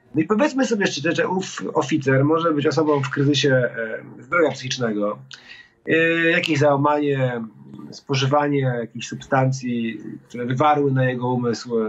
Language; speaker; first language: Polish; native; Polish